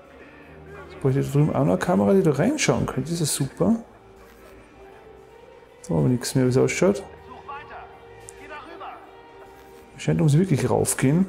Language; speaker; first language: German; native; German